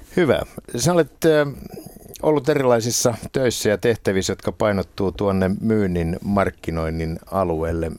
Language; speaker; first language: Finnish; native; Finnish